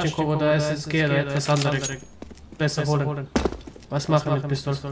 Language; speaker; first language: German; non-native, learner; Serbian